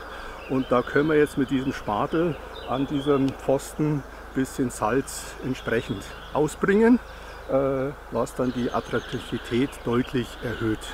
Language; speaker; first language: German; native; German